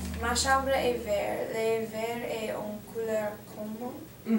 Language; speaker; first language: French; non-native, learner; English